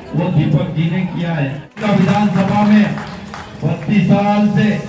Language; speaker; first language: Hindi; non-native, local second language; Kannada